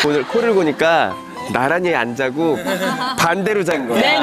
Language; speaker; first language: Korean; native; Korean